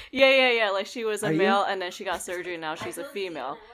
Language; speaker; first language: English; native; English